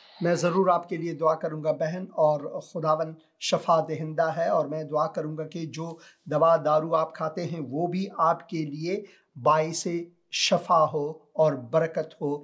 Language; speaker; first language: Urdu; non-native, local second language; Punjabi